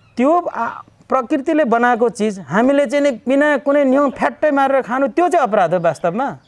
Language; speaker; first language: Nepali; non-native, local second language; Limbu